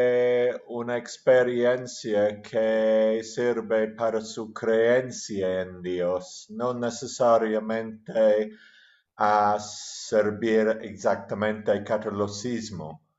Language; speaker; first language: Spanish; non-native, learner; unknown